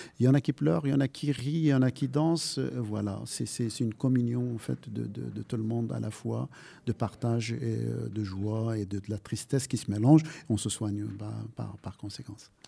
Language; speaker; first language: French; non-native, fluent; Turkish